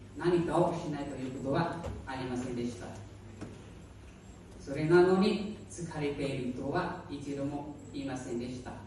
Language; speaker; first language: Japanese; non-native, learner; Hmong